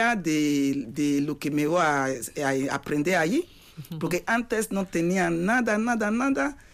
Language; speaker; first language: Spanish; non-native, fluent; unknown